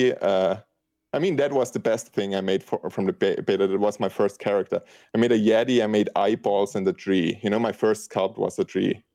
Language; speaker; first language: English; non-native, fluent; German